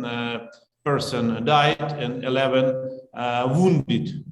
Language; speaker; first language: English; non-native, learner; Ukrainian